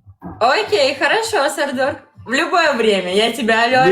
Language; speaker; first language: Russian; native; Russian